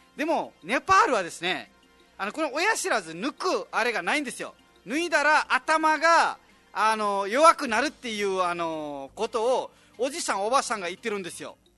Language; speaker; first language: Japanese; non-native, fluent; Nepali